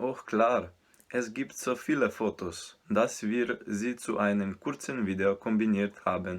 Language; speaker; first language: German; non-native, learner; Slovenian